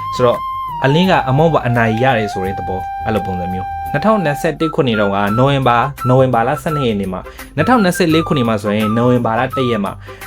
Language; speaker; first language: Burmese; non-native, local second language; Hindi